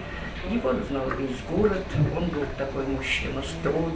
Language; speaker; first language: Russian; native; Russian